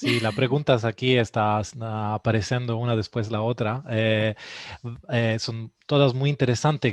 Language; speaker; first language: Spanish; non-native, fluent; Italian